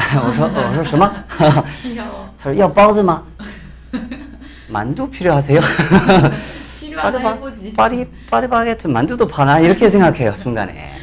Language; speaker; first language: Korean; non-native, fluent; Chinese